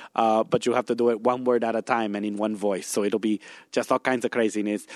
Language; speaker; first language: English; native; English